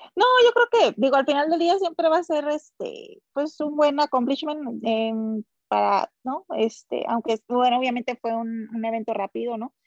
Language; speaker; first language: Spanish; native; Spanish